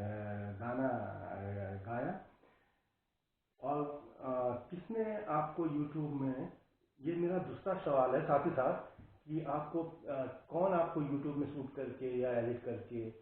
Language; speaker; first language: Hindi; native; Hindi